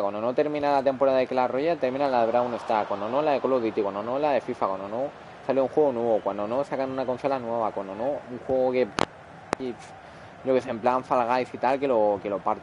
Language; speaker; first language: Spanish; native; Spanish